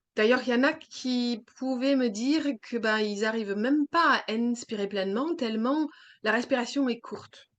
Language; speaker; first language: French; non-native, fluent; German